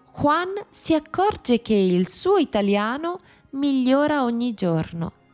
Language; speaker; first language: Italian; native; Italian